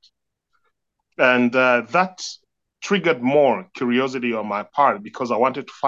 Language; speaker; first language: English; non-native, fluent; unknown